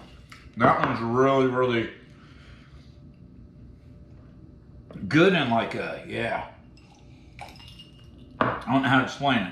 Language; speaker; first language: English; native; English